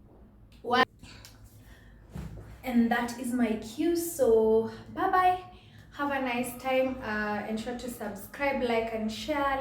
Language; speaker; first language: English; non-native, local second language; Swahili